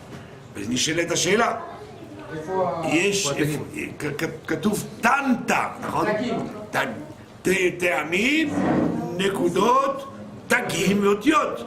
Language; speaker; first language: Hebrew; non-native, fluent; French